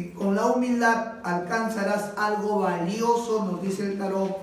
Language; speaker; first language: Spanish; native; Spanish